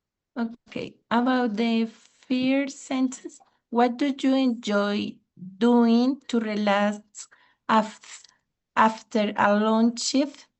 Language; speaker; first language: English; non-native, learner; Spanish